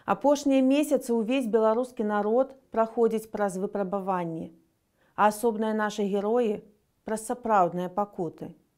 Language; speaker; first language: Belarusian; non-native, local second language; Russian